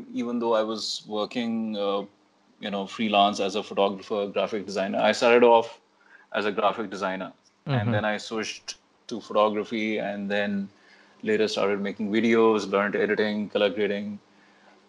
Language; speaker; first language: English; non-native, local second language; Urdu